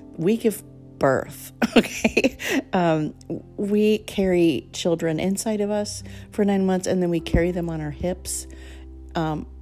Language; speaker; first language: English; native; English